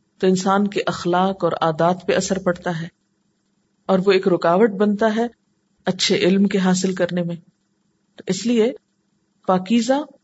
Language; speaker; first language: Urdu; native; Urdu